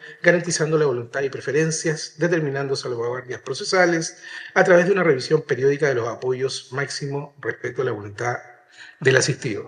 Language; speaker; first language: Spanish; native; Spanish